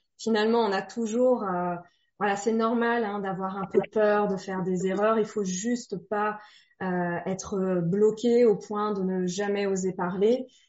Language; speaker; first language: French; native; French